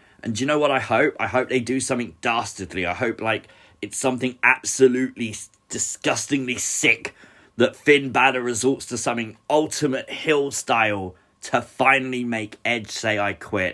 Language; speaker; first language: English; native; English